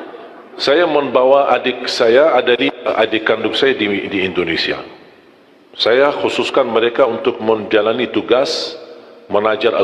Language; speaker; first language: Indonesian; non-native, fluent; Arabic